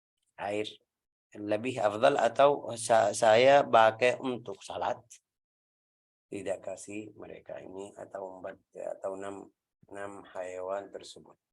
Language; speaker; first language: Indonesian; non-native, fluent; Arabic